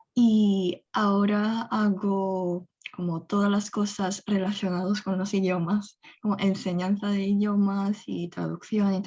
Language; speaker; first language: Spanish; non-native, fluent; Korean